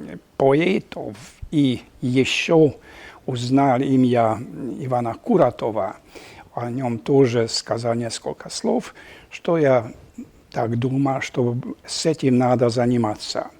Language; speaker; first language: Russian; non-native, fluent; Hungarian